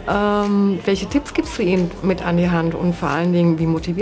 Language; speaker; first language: German; native; German